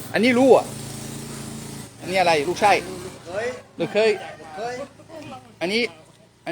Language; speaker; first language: Thai; non-native, learner; French